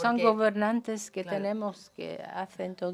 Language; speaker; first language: Spanish; non-native, fluent; Persian